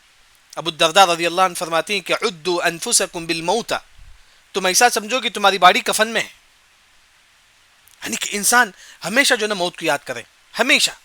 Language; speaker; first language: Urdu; non-native, local second language; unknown